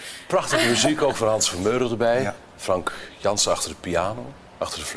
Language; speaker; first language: Dutch; native; Dutch